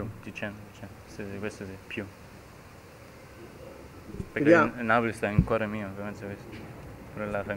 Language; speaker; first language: Italian; early bilingual, heritage; German